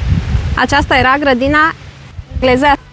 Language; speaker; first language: Romanian; native; Romanian